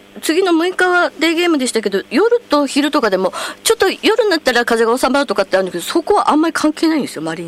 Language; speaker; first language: Japanese; native; Japanese